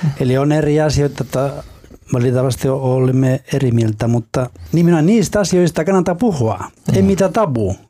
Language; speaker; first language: Finnish; non-native, fluent; Spanish